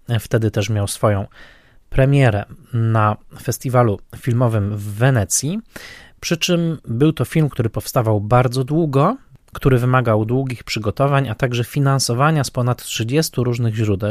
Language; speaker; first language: Polish; native; Polish